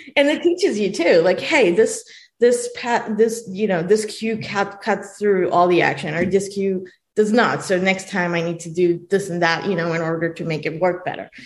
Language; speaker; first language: English; non-native, fluent; Hebrew